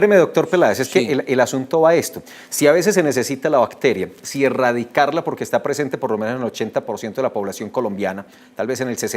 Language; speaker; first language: Spanish; native; Spanish